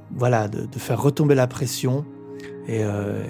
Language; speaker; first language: French; native; French